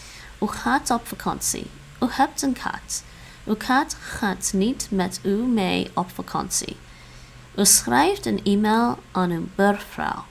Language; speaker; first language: Dutch; non-native, learner; English